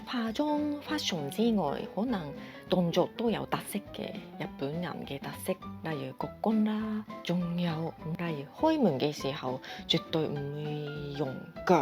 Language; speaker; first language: Cantonese; non-native, fluent; Japanese